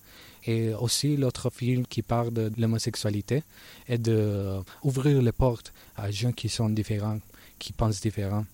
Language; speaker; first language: French; non-native, learner; Spanish